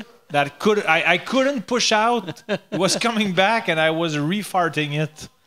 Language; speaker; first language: English; non-native, learner; French